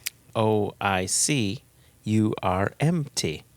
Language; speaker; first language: English; native; English